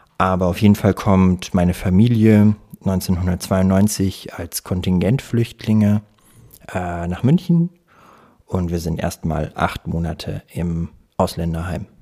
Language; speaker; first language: German; early bilingual, other home language; Russian